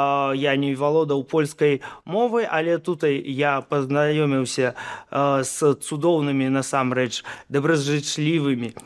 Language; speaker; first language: Belarusian; non-native, local second language; Russian